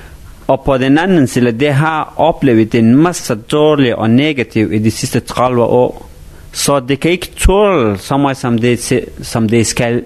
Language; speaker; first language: Danish; non-native, fluent; Persian